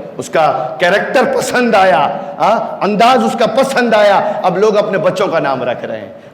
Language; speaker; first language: Urdu; native; Urdu